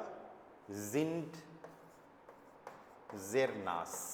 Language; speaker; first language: German; non-native, fluent; Hindi